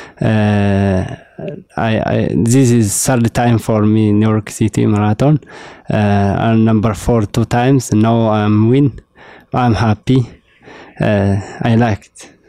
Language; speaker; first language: English; non-native, learner; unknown